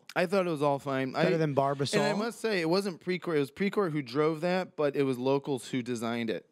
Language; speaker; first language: English; native; English